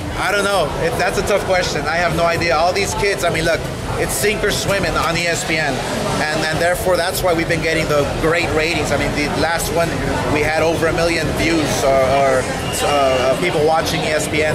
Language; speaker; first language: English; early bilingual, other home language; Spanish